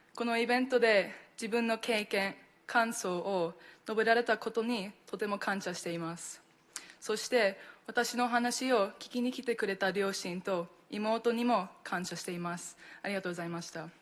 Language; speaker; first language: Japanese; early bilingual, heritage; Japanese